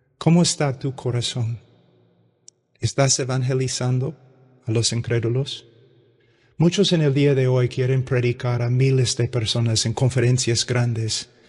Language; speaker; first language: Spanish; non-native, fluent; English